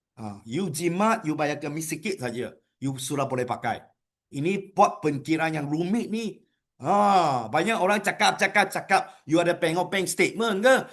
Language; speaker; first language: Malay; non-native, local second language; Chinese